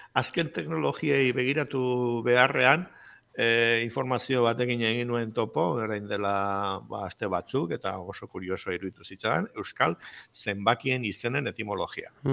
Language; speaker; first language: Basque; native; Basque